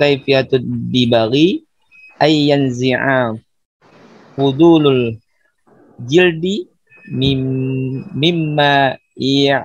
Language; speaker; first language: Arabic; non-native, learner; Indonesian